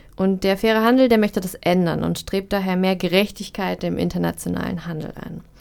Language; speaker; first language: German; native; German